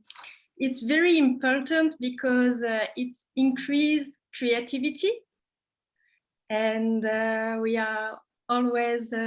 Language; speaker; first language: English; non-native, learner; French